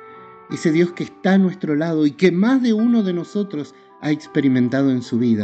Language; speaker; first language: Spanish; native; Spanish